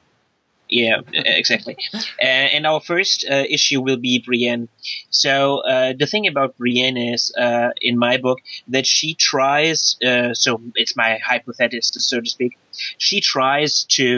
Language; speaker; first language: English; non-native, fluent; German